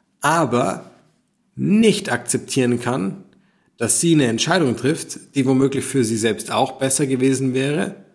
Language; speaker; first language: German; native; German